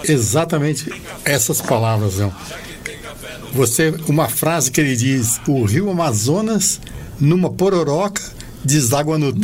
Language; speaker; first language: Portuguese; native; Portuguese